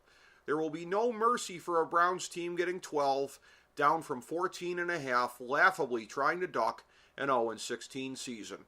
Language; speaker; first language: English; native; English